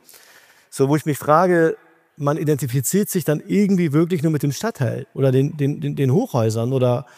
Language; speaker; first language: German; early bilingual, other home language; Urdu